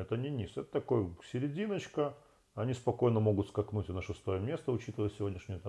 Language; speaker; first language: Russian; native; Russian